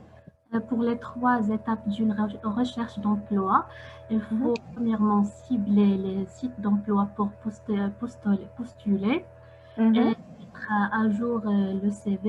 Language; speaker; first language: French; non-native, local second language; Arabic